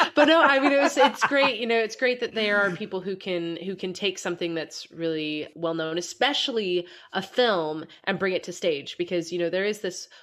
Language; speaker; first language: English; native; English